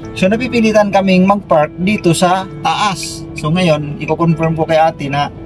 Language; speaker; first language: Filipino; native; Filipino